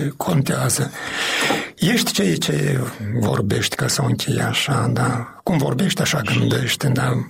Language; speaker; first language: Romanian; native; Romanian